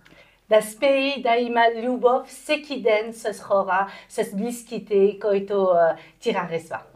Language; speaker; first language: Bulgarian; non-native, learner; French